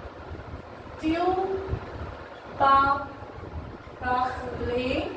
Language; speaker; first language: French; non-native, learner; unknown